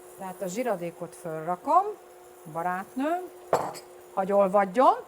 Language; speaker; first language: Hungarian; native; Hungarian